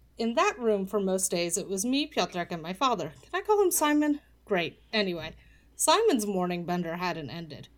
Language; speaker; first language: English; early bilingual, other home language; Polish